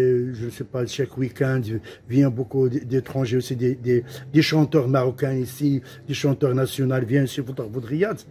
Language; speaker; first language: French; non-native, local second language; Arabic